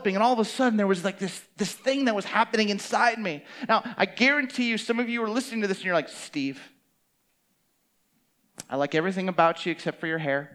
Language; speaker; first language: English; native; English